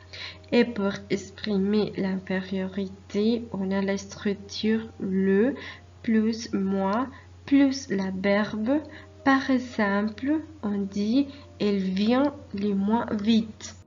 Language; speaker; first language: French; non-native, fluent; Spanish